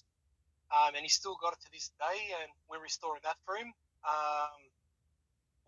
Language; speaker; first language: English; native; English